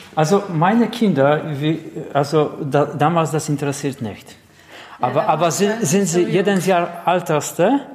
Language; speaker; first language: German; non-native, learner; Polish